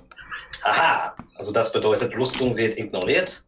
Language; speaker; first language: German; non-native, learner; English